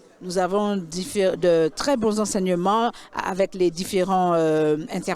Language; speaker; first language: French; native; French